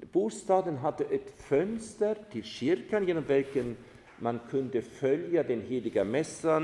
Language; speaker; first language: Swedish; non-native, fluent; German